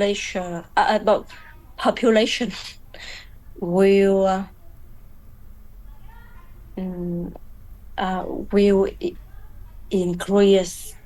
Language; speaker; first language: English; non-native, learner; Vietnamese